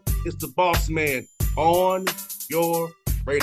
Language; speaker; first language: English; native; English